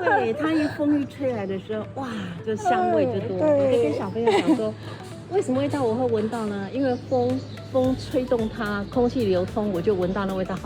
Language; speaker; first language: Chinese; native; Chinese